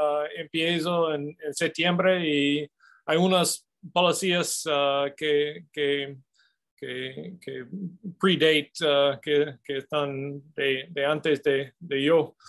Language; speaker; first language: Spanish; non-native, fluent; English